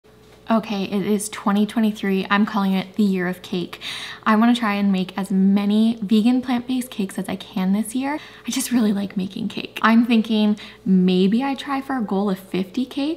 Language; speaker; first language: English; native; English